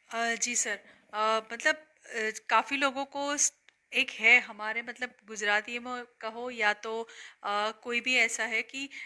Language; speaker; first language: Hindi; non-native, local second language; Gujarati